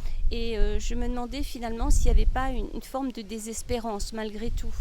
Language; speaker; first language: French; native; French